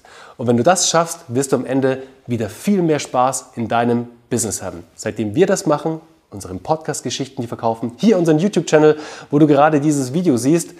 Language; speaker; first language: German; native; German